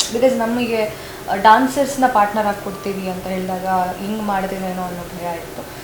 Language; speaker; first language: Kannada; native; Kannada